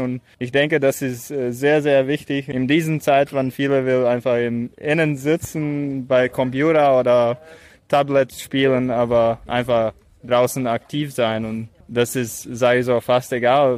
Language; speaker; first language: German; non-native, fluent; Latvian